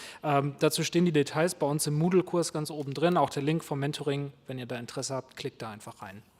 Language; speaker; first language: German; native; German